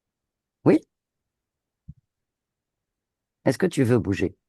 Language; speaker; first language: French; native; French